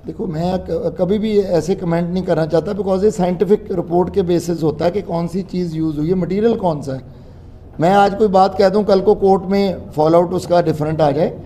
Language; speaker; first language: Hindi; non-native, local second language; Punjabi